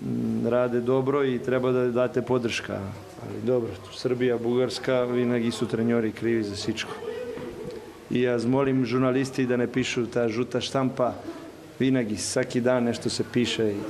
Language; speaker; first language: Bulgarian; non-native, learner; Serbian